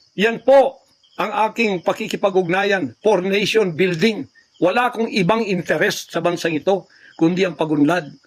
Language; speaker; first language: Filipino; non-native, local second language; Cebuano